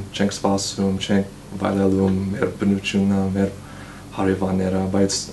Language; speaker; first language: Armenian; non-native, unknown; English